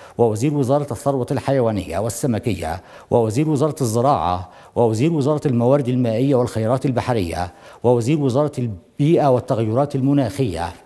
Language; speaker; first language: Arabic; non-native, local second language; Somali